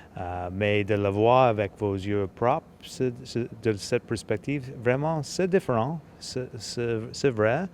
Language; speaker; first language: French; non-native, local second language; English